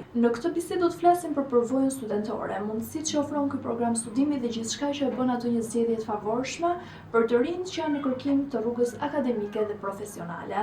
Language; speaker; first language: Albanian; native; Albanian